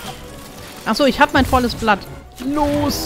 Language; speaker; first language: German; native; German